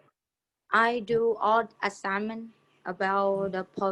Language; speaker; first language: English; non-native, learner; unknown